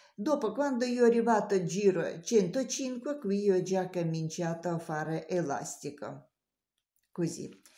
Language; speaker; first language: Italian; non-native, learner; Russian